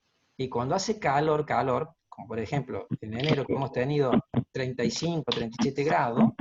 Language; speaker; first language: Spanish; native; Spanish